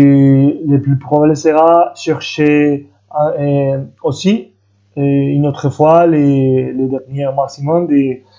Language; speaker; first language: French; non-native, fluent; Spanish